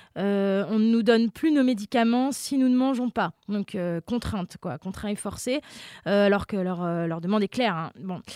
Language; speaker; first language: French; native; French